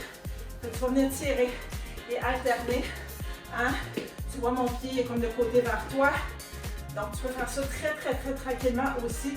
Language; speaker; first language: French; native; French